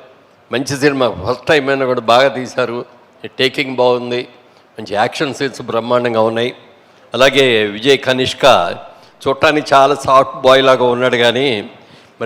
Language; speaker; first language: Telugu; native; Telugu